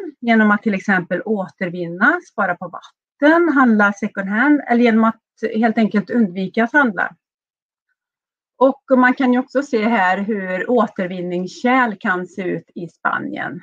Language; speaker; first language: Swedish; native; Swedish